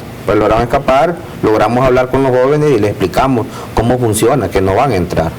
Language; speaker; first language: Spanish; native; Spanish